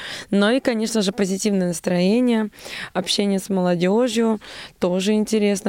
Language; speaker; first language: Russian; native; Russian